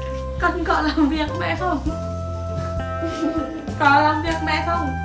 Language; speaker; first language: Vietnamese; non-native, learner; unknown